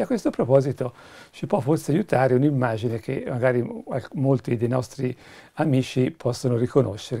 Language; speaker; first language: Italian; native; Italian